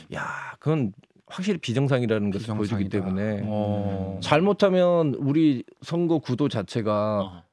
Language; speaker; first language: Korean; native; Korean